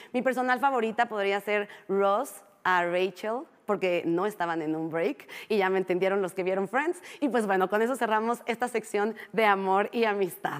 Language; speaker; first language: Spanish; native; Spanish